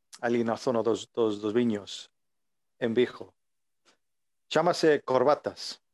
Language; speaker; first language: Galician; native; Galician